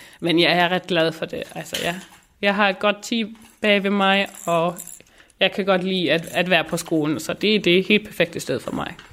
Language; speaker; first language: Danish; non-native, local second language; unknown